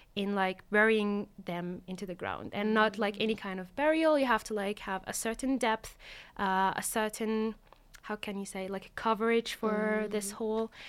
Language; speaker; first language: English; non-native, fluent; Arabic